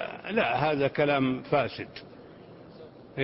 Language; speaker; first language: Arabic; native; Arabic